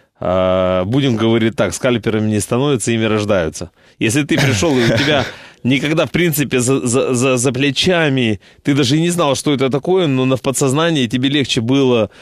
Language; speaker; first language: Russian; native; Russian